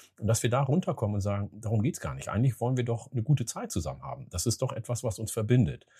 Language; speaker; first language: German; early bilingual, other home language; Oromo